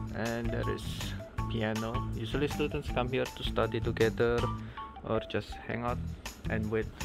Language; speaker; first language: English; non-native, fluent; Indonesian